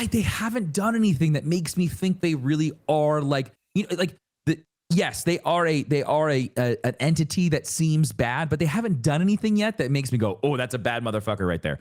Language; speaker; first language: English; native; English